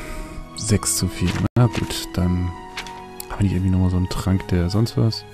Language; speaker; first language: German; native; German